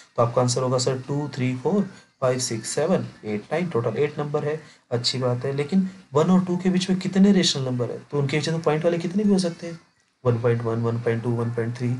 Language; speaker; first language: Hindi; native; Hindi